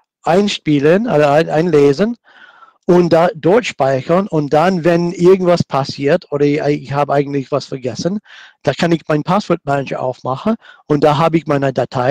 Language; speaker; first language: German; non-native, fluent; English